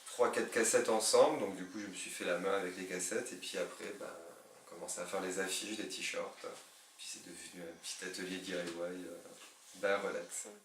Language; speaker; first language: French; native; French